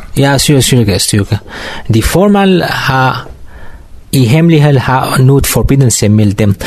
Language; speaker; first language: Danish; non-native, learner; Kurdish